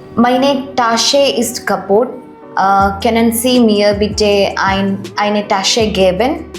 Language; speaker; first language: German; non-native, learner; Malayalam